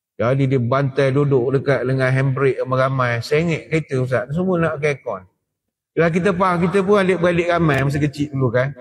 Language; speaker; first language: Malay; native; Malay